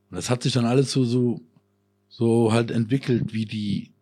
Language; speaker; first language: German; native; German